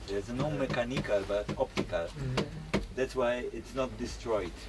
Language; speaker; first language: English; non-native, fluent; Polish